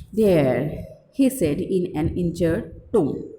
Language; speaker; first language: English; non-native, local second language; Hindi